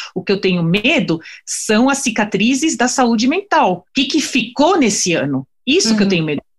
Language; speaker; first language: Portuguese; non-native, fluent; French